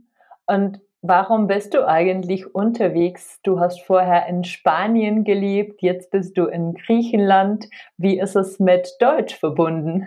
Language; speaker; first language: German; non-native, fluent; Czech